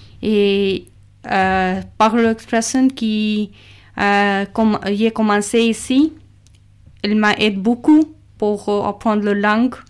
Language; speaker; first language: French; non-native, learner; Urdu